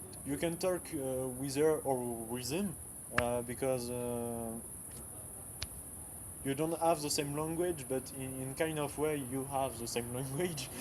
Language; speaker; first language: English; non-native, learner; French